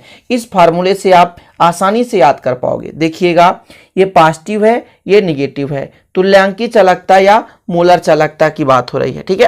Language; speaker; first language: Hindi; native; Hindi